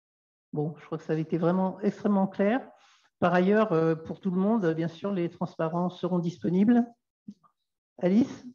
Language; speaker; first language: French; native; French